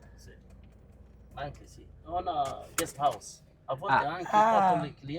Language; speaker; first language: Italian; non-native, learner; Arabic